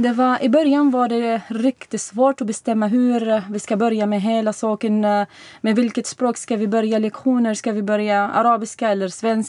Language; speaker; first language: Swedish; non-native, fluent; Arabic